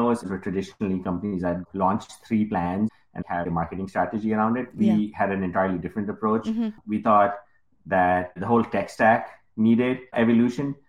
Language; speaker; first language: English; non-native, local second language; Urdu